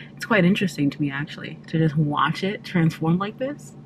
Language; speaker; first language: English; native; English